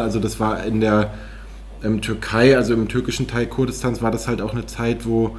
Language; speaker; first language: German; native; German